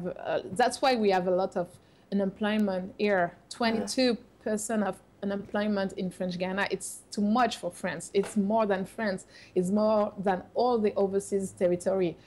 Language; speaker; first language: English; non-native, fluent; French